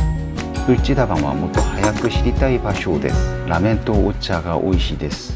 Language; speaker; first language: Japanese; non-native, learner; Korean